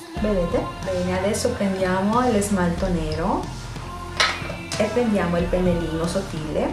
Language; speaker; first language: Italian; non-native, fluent; Spanish